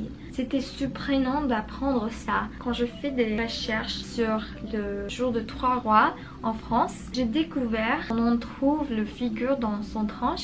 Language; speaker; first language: French; non-native, learner; Spanish